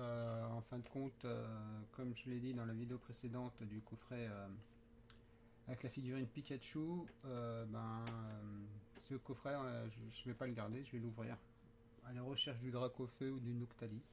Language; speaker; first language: French; native; French